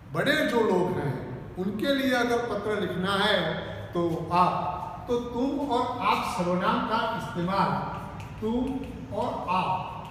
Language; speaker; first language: Hindi; non-native, local second language; Gujarati